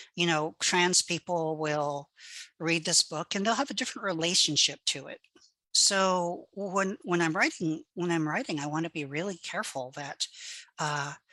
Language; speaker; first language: English; early bilingual, other home language; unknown